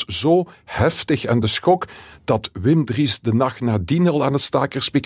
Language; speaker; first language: Dutch; native; Dutch